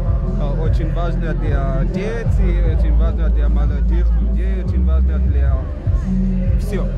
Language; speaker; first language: Russian; non-native, learner; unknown